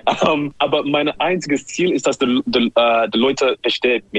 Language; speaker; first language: German; non-native, learner; English